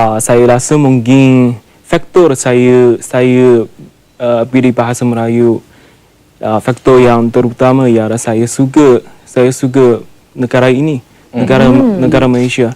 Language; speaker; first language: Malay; non-native, learner; Chinese